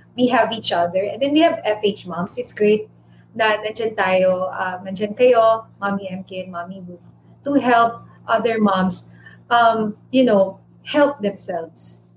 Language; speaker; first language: English; non-native, local second language; Iloko